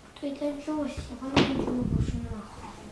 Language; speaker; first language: Chinese; early bilingual, heritage; Chinese